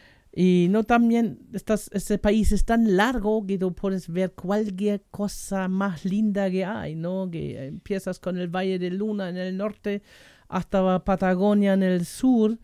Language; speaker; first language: Spanish; non-native, fluent; German